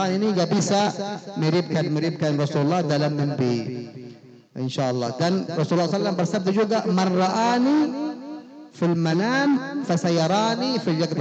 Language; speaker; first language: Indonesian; non-native, fluent; Arabic